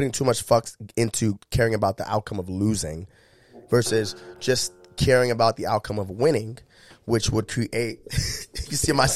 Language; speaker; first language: English; native; English